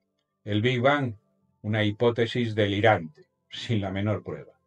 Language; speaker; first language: Spanish; native; Spanish